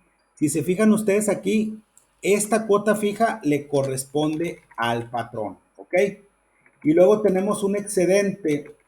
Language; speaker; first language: Spanish; native; Spanish